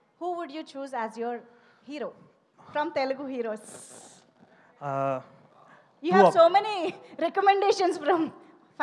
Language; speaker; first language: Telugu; native; Telugu